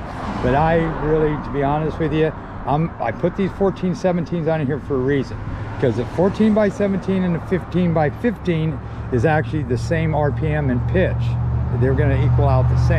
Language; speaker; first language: English; native; English